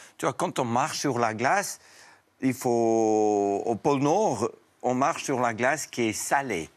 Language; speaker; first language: French; non-native, fluent; Afrikaans